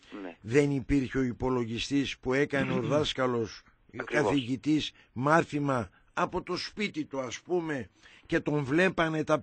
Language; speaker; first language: Greek; native; Greek